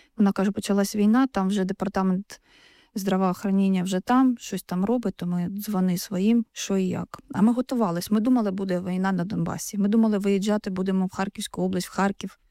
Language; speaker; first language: Ukrainian; native; Ukrainian